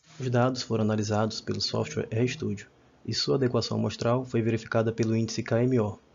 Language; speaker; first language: Portuguese; native; Portuguese